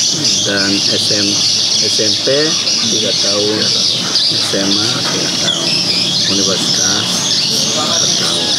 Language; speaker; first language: Indonesian; non-native, learner; Korean